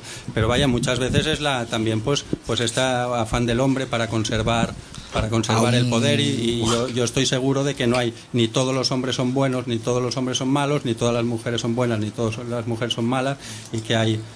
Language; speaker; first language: Spanish; native; Spanish